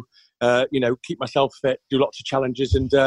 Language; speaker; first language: English; native; English